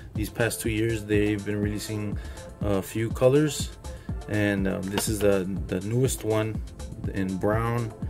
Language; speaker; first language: English; early bilingual, other home language; Spanish